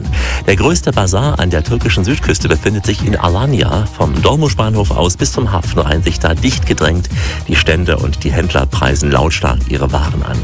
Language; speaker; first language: German; native; German